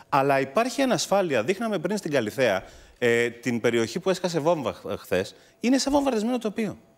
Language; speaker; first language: Greek; native; Greek